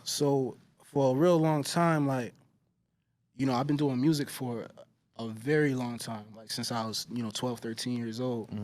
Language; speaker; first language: English; native; English